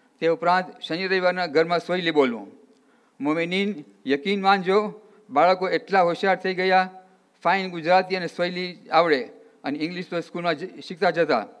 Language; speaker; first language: Gujarati; early bilingual, heritage; Gujarati